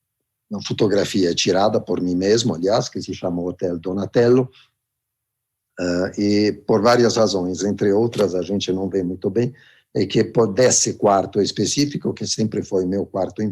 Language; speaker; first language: Portuguese; non-native, fluent; Italian